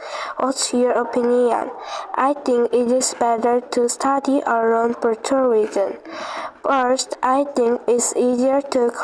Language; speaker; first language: English; non-native, learner; Korean